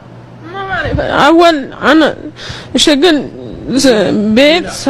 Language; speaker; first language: Arabic; non-native, learner; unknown